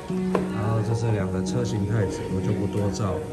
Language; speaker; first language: Chinese; native; Chinese